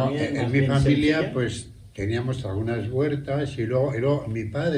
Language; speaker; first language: Spanish; native; Spanish